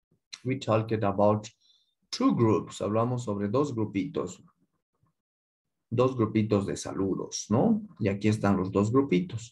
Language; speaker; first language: Spanish; native; Spanish